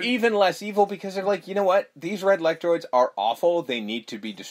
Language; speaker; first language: English; native; English